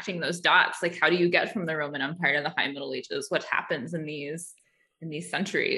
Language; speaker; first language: English; native; English